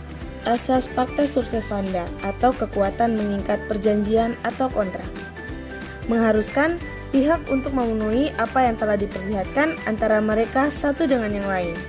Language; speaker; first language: Indonesian; native; Indonesian